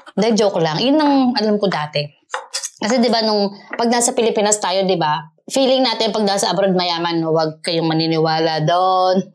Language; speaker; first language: Filipino; native; Filipino